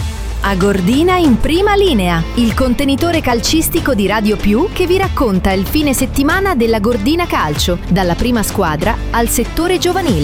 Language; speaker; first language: Italian; native; Italian